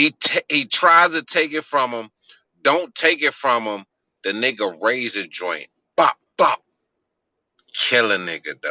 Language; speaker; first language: English; native; English